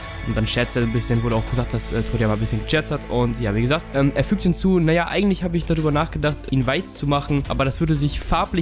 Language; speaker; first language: German; native; German